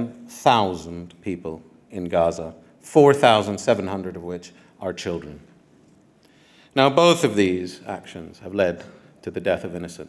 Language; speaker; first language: English; non-native, fluent; Arabic